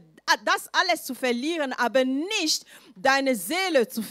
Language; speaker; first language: German; non-native, fluent; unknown